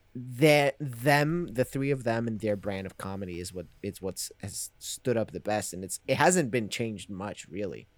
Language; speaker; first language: English; non-native, fluent; Spanish